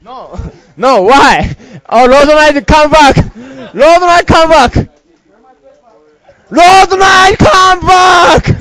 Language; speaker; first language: English; non-native, learner; Japanese